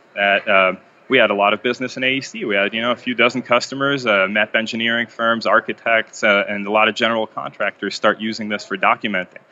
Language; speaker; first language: English; non-native, fluent; Hebrew